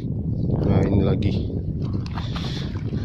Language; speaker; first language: Indonesian; non-native, local second language; Sundanese